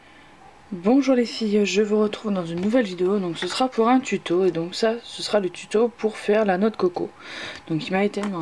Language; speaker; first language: French; native; French